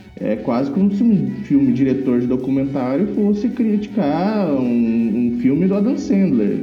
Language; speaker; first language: Portuguese; native; Portuguese